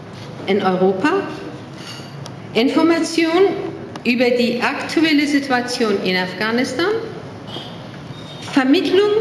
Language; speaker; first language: German; non-native, fluent; Persian